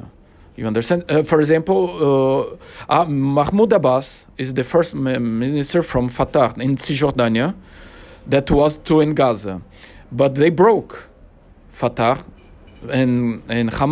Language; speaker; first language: English; non-native, learner; Portuguese